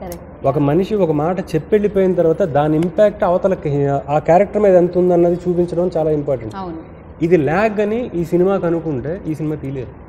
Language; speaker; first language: Telugu; native; Telugu